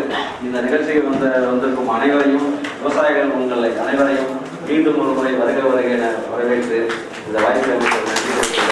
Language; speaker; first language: Tamil; native; Tamil